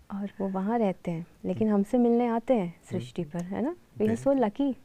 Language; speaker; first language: Hindi; native; Hindi